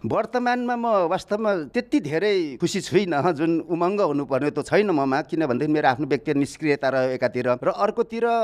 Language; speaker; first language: Nepali; non-native, local second language; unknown